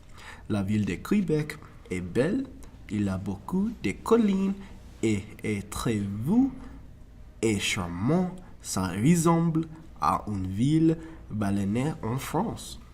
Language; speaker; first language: French; non-native, learner; English